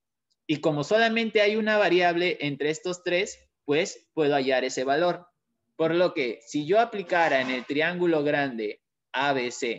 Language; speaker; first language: Spanish; native; Spanish